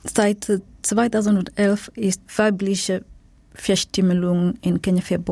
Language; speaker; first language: German; non-native, learner; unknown